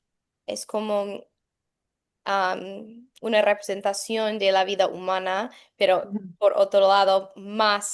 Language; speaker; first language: Spanish; non-native, fluent; English